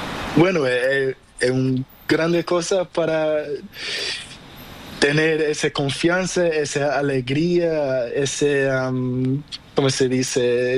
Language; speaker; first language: Spanish; non-native, learner; Portuguese